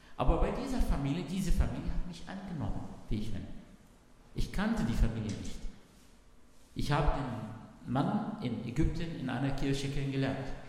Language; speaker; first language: German; non-native, fluent; Arabic